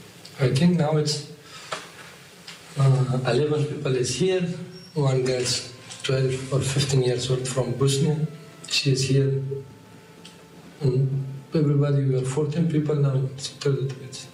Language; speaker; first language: English; non-native, learner; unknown